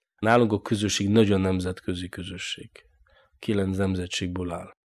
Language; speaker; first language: Hungarian; non-native, learner; Polish